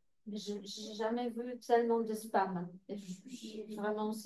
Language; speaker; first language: French; non-native, fluent; Polish